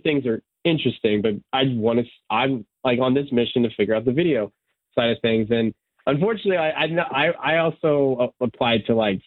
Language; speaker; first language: English; non-native, local second language; Serbian